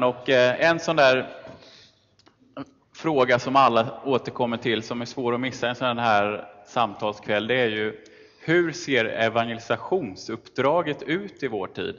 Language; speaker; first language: Swedish; native; Swedish